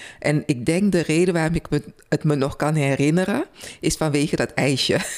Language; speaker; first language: Dutch; early bilingual, other home language; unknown